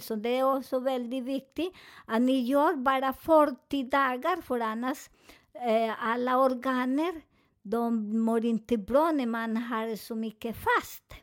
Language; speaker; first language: Swedish; non-native, fluent; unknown